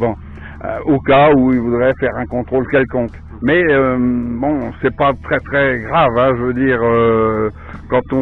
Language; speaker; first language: French; native; French